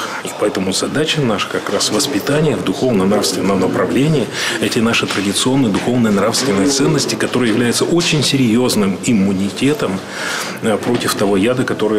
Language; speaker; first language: Russian; native; Russian